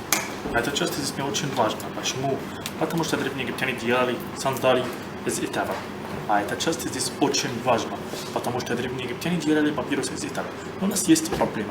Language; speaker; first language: Russian; non-native, learner; Arabic